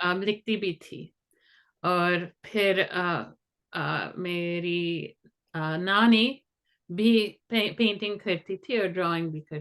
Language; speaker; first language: Hindi; non-native, fluent; English